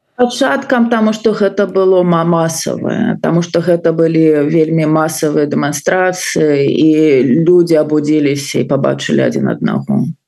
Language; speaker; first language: Belarusian; non-native, local second language; Russian